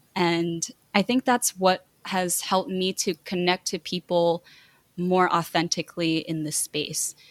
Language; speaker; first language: English; native; English